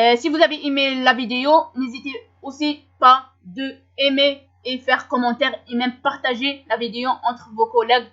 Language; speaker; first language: French; non-native, local second language; Arabic